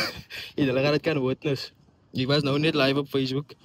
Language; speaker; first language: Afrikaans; non-native, learner; Dutch